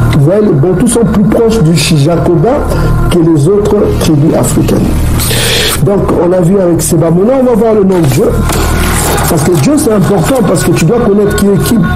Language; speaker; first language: French; non-native, local second language; Kongo